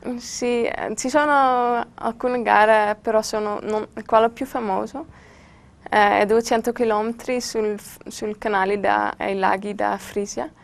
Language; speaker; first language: Italian; non-native, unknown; Dutch